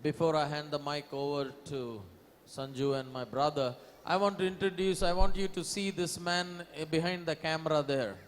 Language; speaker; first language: English; non-native, local second language; Kannada